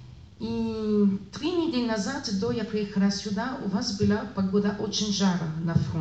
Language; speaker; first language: Russian; non-native, learner; French